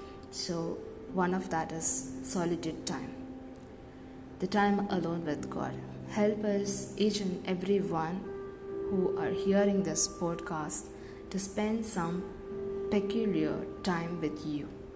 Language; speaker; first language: English; non-native, local second language; Tamil